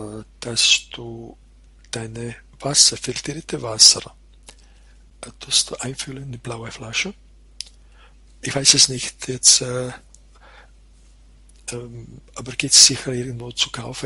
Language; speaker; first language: German; non-native, fluent; Croatian